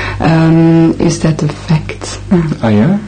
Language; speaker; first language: English; non-native, fluent; Dutch